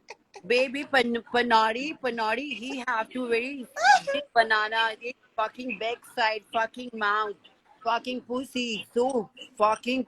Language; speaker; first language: English; non-native, learner; Hindi